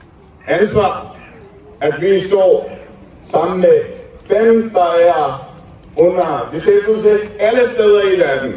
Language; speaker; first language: Danish; non-native, fluent; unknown